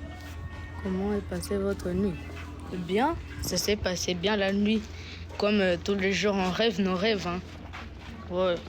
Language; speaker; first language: French; non-native, local second language; Kinyarwanda